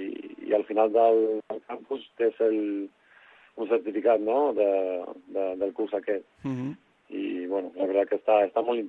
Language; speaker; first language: Catalan; non-native, local second language; Spanish